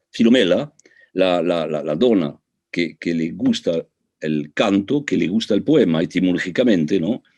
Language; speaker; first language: Spanish; early bilingual, heritage; Spanish